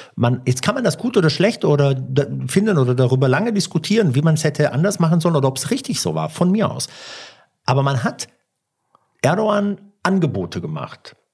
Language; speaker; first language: German; early bilingual, other home language; Italian